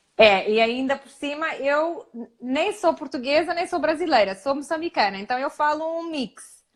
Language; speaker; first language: Portuguese; early bilingual, heritage; Portuguese